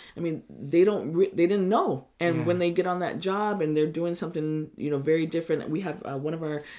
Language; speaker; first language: English; native; English